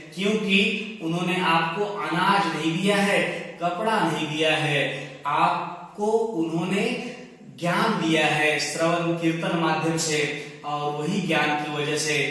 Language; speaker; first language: Hindi; non-native, local second language; Marathi